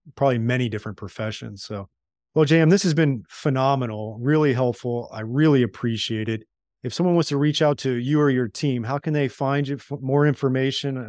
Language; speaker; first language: English; native; English